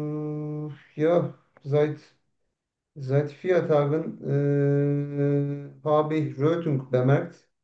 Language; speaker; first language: German; non-native, learner; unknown